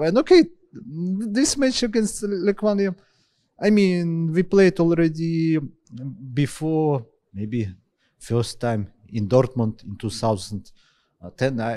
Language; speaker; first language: English; non-native, fluent; Ukrainian